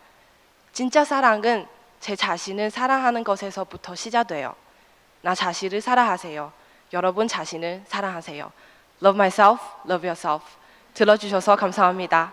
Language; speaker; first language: Korean; non-native, fluent; Chinese